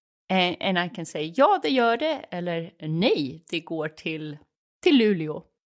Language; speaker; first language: Swedish; native; Swedish